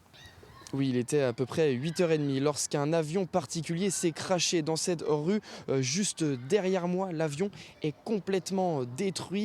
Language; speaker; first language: French; native; French